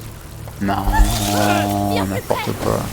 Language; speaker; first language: French; native; French